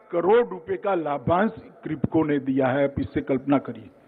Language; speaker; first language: Hindi; non-native, local second language; Gujarati